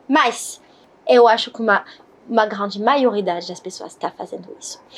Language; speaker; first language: Portuguese; non-native, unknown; French